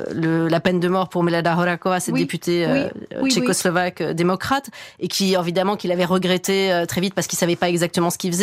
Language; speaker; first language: French; native; French